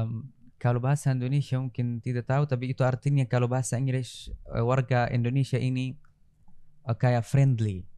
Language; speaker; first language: Indonesian; non-native, fluent; Arabic